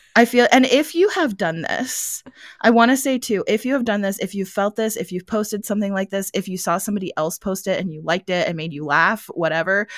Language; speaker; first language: English; native; English